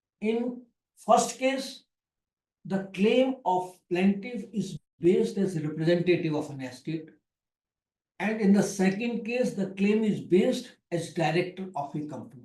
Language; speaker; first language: English; non-native, local second language; Hindi